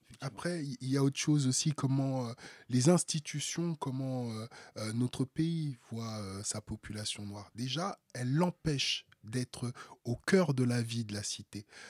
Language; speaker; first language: French; early bilingual, other home language; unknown